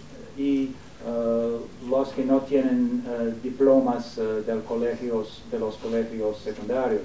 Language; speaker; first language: Spanish; non-native, fluent; English